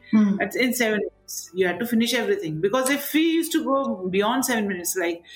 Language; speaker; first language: English; non-native, local second language; Nepali